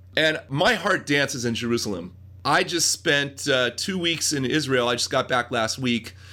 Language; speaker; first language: English; native; English